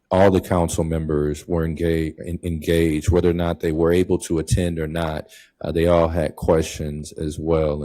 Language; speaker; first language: English; native; English